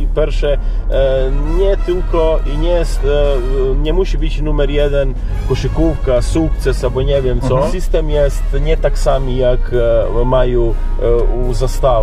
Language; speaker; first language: Polish; non-native, learner; Serbian